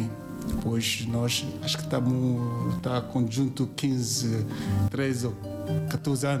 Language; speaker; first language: Portuguese; non-native, learner; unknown